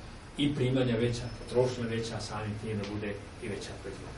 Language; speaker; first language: Serbian; native; Serbian